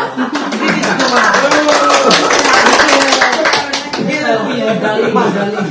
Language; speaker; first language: Dutch; non-native, learner; Indonesian